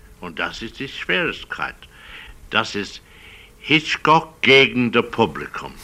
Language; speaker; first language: German; non-native, learner; English